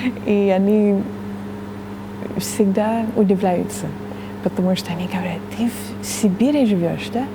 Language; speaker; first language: Russian; non-native, fluent; English